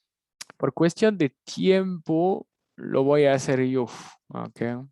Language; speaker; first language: Spanish; non-native, fluent; French